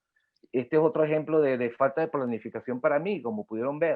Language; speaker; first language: Spanish; native; Spanish